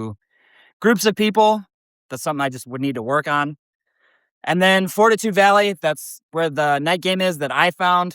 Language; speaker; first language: English; native; English